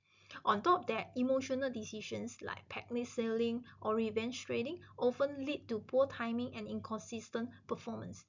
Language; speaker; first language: English; non-native, local second language; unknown